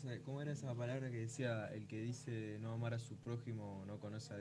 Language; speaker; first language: Spanish; native; Spanish